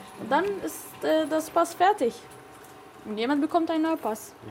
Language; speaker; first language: German; non-native, learner; Hebrew